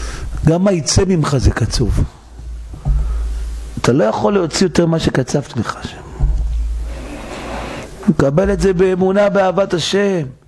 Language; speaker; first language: Hebrew; native; Hebrew